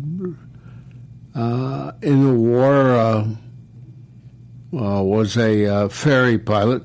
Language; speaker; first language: English; native; English